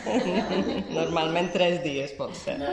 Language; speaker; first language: Catalan; non-native, fluent; Polish